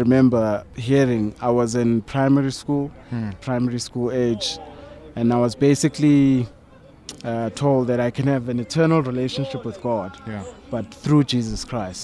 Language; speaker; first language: English; non-native, local second language; Zulu